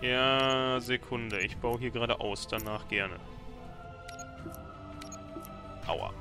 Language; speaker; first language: German; native; German